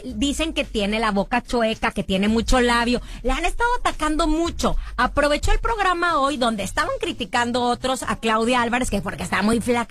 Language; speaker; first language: Spanish; native; Spanish